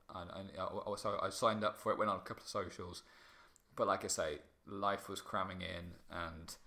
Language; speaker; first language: English; native; English